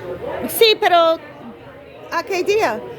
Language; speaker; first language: Spanish; non-native, learner; English